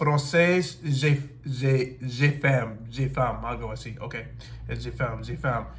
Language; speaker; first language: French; non-native, learner; English